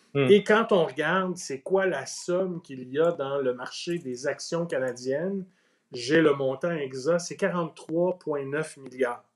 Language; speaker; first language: French; native; French